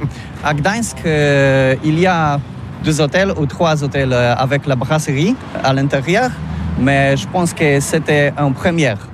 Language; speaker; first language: French; non-native, learner; Polish